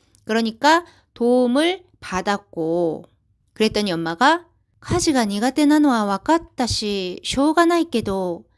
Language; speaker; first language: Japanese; non-native, fluent; Korean